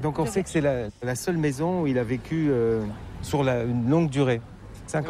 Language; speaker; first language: French; native; French